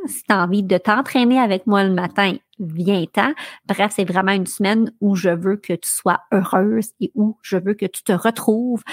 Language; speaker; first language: French; native; French